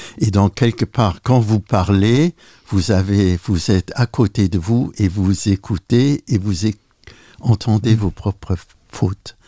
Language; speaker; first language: French; non-native, local second language; Luxembourgish